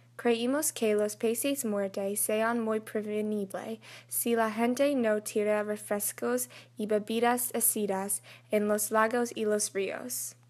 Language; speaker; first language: Spanish; non-native, learner; English